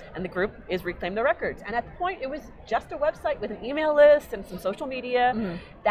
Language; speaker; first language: English; native; English